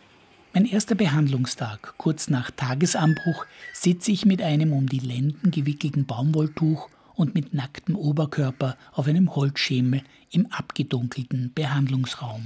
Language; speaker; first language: German; native; German